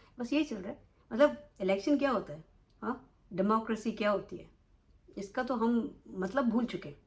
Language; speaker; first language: Urdu; native; Urdu